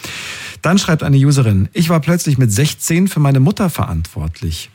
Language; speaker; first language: German; native; German